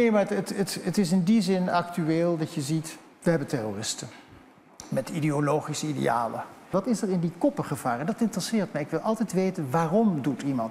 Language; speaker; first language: Dutch; native; Dutch